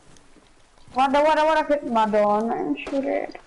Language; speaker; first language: Italian; native; Italian